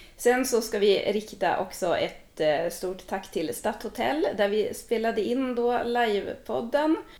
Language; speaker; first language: Swedish; native; Swedish